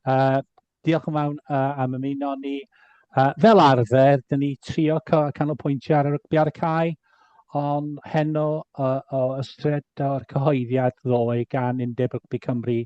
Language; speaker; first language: Welsh; non-native, fluent; English